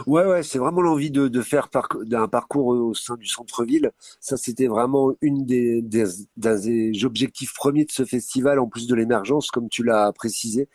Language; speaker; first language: French; native; French